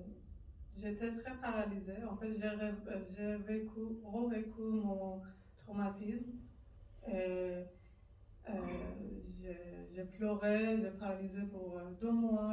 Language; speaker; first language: French; non-native, learner; Persian